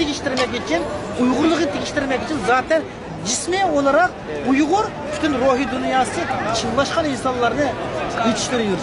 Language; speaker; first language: Turkish; non-native, learner; Uyghur